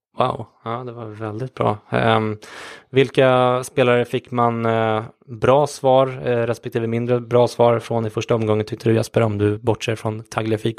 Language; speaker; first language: Swedish; native; Swedish